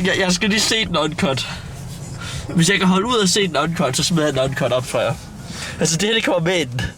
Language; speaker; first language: Danish; native; Danish